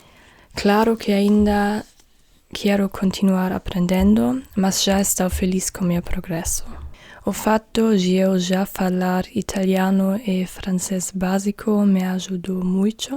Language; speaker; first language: Portuguese; non-native, learner; German